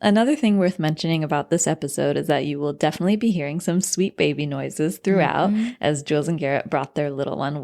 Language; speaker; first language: English; native; English